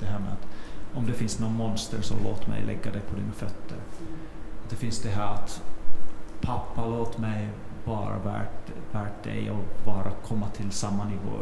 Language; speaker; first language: Swedish; non-native, fluent; Finnish